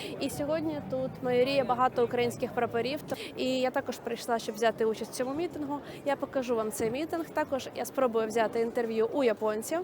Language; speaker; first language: Ukrainian; native; Ukrainian